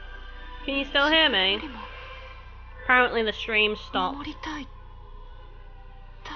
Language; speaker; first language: English; native; English